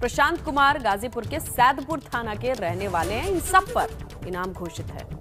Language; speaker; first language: Hindi; native; Hindi